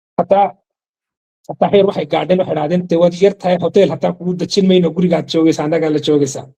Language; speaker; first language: Somali; non-native, fluent; Urdu